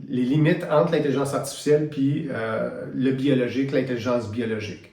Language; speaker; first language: French; native; French